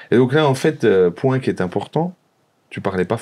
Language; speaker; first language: French; native; French